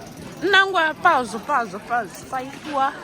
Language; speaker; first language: Italian; non-native, learner; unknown